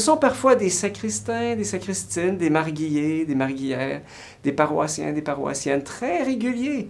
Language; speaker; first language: French; native; French